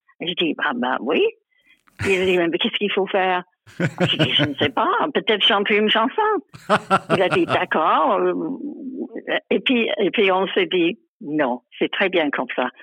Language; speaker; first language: French; non-native, fluent; English